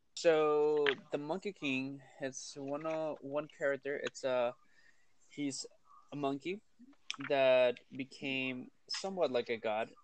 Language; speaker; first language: English; early bilingual, other home language; Spanish